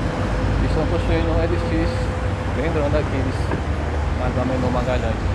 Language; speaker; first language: Portuguese; native; Portuguese